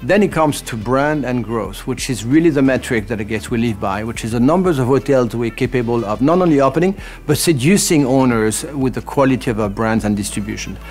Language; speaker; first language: English; non-native, fluent; French